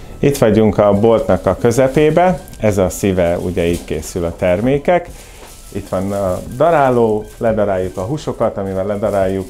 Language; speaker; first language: Hungarian; early bilingual, heritage; Hungarian